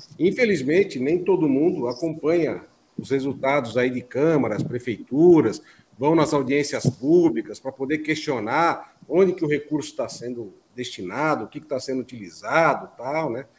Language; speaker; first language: Portuguese; native; Portuguese